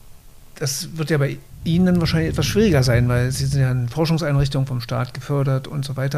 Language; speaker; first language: German; native; German